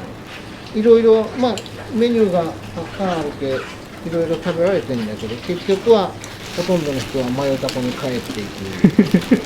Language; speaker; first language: Japanese; native; Japanese